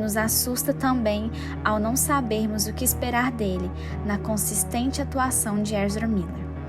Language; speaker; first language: Portuguese; native; Portuguese